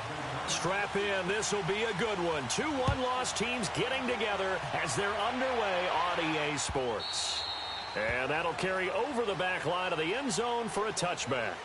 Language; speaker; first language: English; native; English